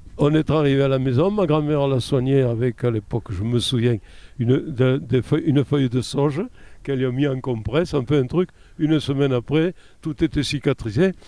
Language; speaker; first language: French; native; French